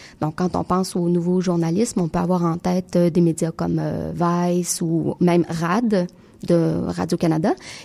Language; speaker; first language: French; native; French